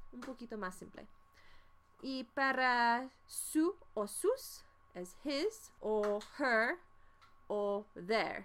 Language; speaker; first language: Spanish; non-native, fluent; English